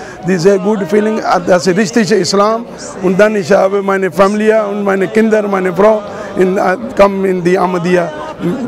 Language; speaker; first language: German; non-native, learner; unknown